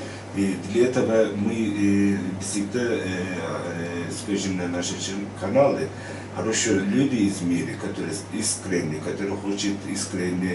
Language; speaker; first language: Russian; non-native, learner; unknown